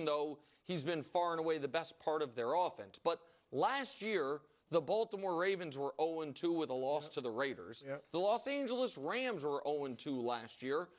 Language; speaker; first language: English; native; English